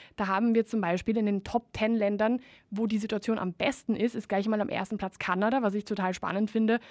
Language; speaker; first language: German; non-native, fluent; Spanish